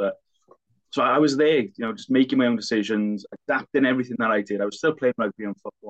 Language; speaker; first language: English; native; English